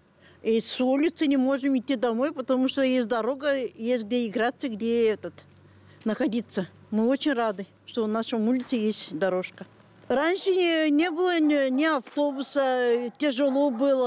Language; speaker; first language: Russian; non-native, local second language; Gagauz